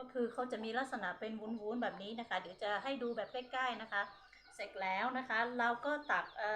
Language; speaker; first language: Thai; non-native, local second language; Hmong